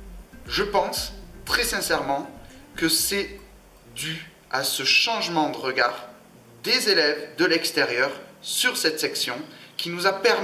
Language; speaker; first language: French; native; French